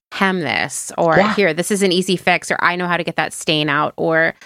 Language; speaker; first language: English; native; English